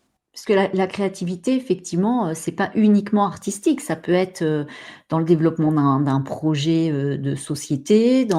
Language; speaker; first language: French; native; French